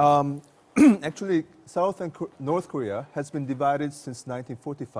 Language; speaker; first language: English; non-native, fluent; Korean